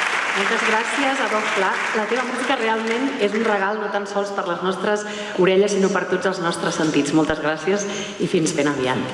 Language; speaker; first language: Catalan; native; Catalan